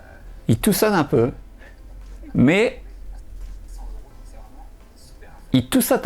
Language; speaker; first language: French; native; French